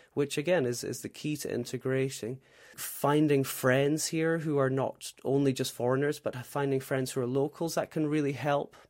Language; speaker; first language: English; native; English